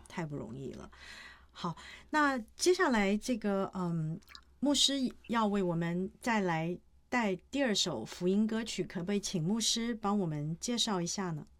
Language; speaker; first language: Chinese; native; Chinese